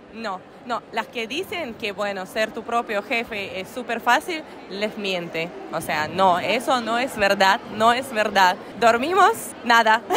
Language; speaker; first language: Spanish; non-native, fluent; Russian